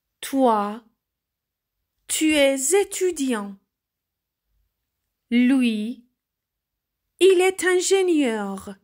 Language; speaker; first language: French; non-native, fluent; Persian